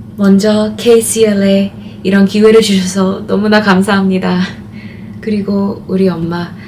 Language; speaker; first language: Korean; early bilingual, heritage; Korean